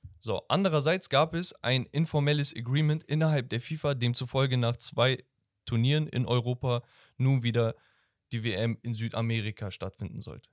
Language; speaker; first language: German; early bilingual, other home language; Turkish